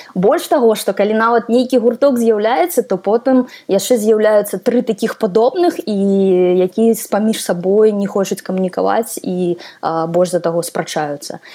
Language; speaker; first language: Belarusian; non-native, local second language; Russian